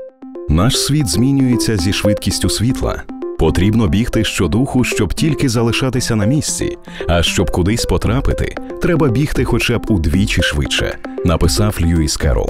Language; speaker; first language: Ukrainian; native; Ukrainian